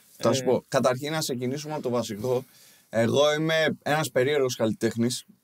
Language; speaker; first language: Greek; early bilingual, other home language; Albanian